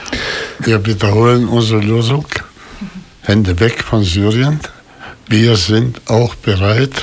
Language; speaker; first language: German; non-native, fluent; Arabic